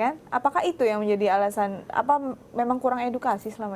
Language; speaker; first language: Indonesian; native; Indonesian